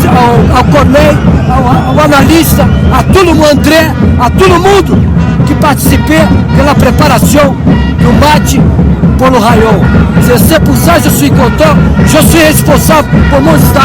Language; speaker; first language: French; non-native, fluent; Portuguese